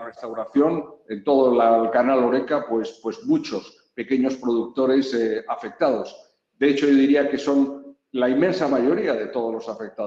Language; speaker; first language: Spanish; native; Spanish